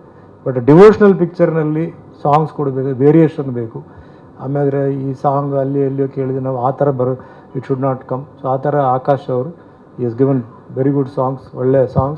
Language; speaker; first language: Kannada; non-native, fluent; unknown